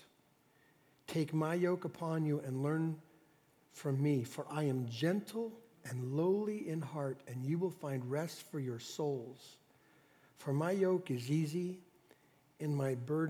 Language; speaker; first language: English; native; English